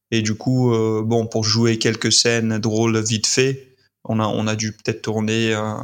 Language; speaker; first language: French; non-native, fluent; English